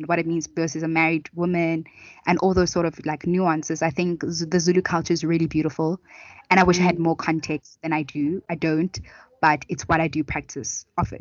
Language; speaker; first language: English; non-native, local second language; Tswana